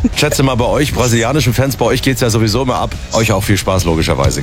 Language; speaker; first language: German; native; German